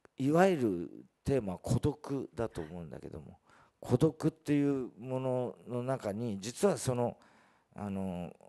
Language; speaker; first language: Japanese; native; Japanese